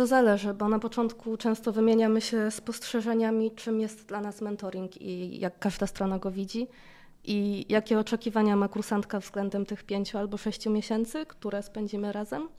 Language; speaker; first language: Polish; native; Polish